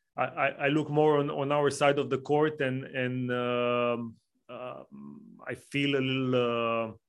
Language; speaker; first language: English; non-native, fluent; Romanian